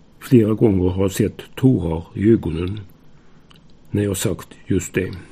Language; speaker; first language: Swedish; native; Swedish